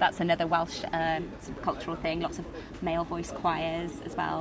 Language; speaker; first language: English; native; English